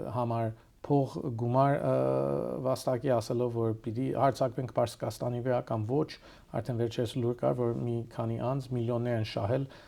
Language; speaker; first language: Armenian; early bilingual, heritage; Armenian